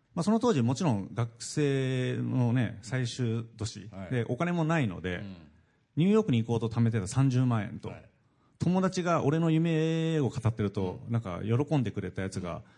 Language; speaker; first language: Japanese; native; Japanese